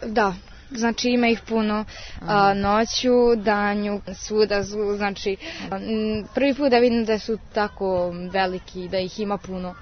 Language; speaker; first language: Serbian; early bilingual, heritage; Serbian